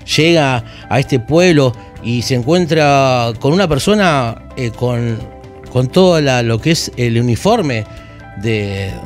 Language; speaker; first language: Spanish; native; Spanish